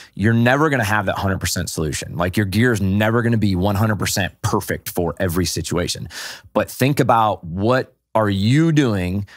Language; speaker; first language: English; native; English